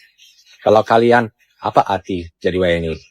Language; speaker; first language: Indonesian; non-native, fluent; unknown